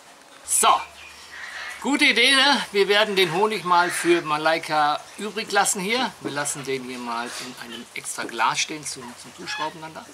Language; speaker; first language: German; native; German